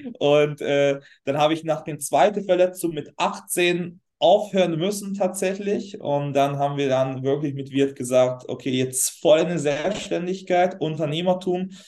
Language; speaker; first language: German; non-native, fluent; Hungarian